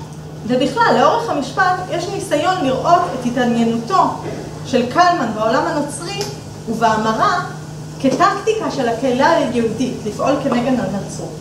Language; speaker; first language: Hebrew; native; Hebrew